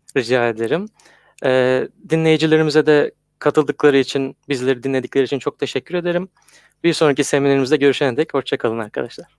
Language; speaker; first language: Turkish; native; Turkish